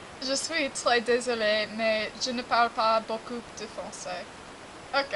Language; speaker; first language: French; non-native, learner; English